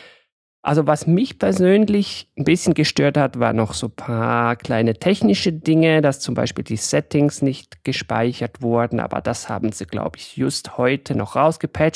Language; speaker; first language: German; native; German